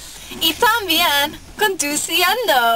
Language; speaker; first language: Spanish; non-native, learner; English